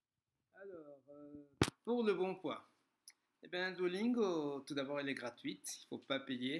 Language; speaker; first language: French; non-native, fluent; Spanish